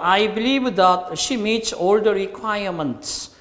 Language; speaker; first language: English; non-native, fluent; Korean